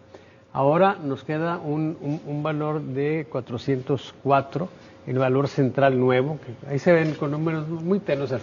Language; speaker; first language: Spanish; native; Spanish